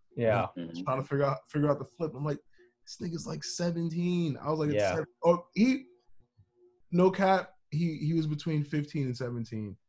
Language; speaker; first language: English; native; English